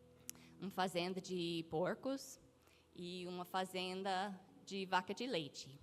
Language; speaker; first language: Portuguese; non-native, fluent; English